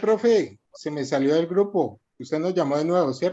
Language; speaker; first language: Spanish; native; Spanish